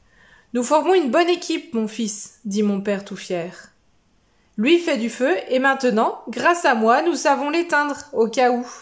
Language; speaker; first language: French; native; French